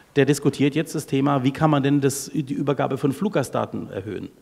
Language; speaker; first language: German; native; German